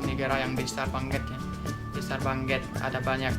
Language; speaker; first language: Indonesian; non-native, fluent; French